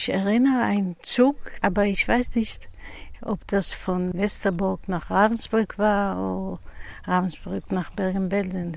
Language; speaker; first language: German; non-native, learner; Dutch